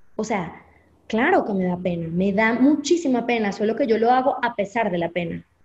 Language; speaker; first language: Spanish; native; Spanish